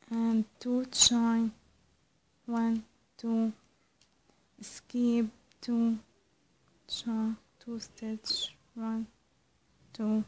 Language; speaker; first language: English; non-native, learner; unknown